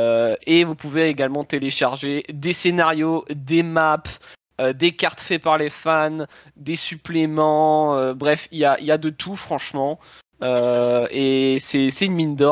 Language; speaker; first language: French; native; French